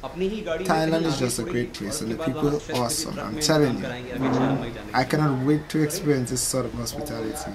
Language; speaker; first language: English; non-native, fluent; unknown